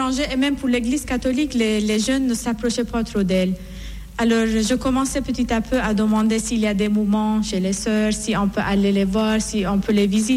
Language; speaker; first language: French; non-native, fluent; Persian